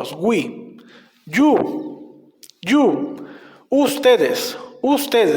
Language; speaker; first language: English; non-native, learner; Spanish